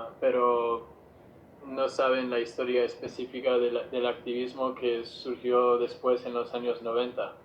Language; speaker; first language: Spanish; non-native, fluent; English